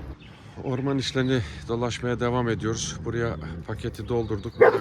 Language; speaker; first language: Turkish; native; Turkish